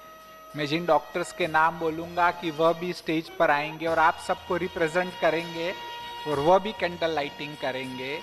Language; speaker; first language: Hindi; native; Hindi